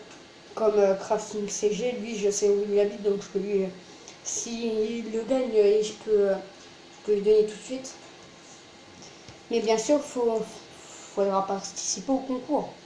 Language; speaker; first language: French; native; French